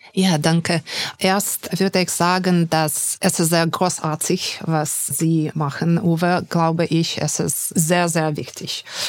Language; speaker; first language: German; non-native, fluent; English